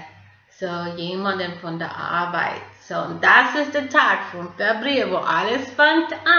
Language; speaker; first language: German; non-native, fluent; English